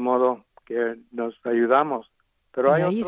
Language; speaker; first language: Spanish; early bilingual, heritage; Spanish